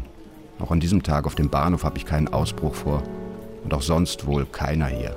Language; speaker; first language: German; native; German